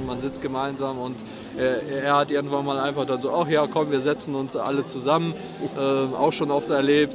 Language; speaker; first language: German; native; German